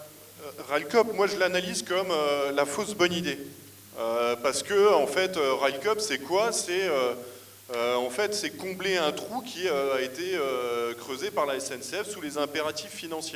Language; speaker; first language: French; native; French